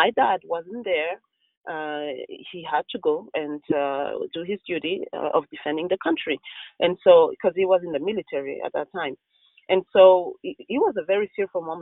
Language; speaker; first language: English; non-native, local second language; Kinyarwanda